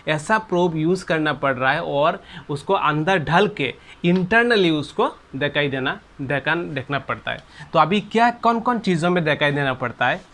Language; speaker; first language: Hindi; non-native, local second language; Bangla